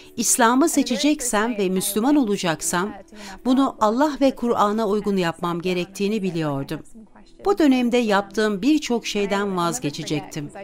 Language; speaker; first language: Turkish; non-native, fluent; English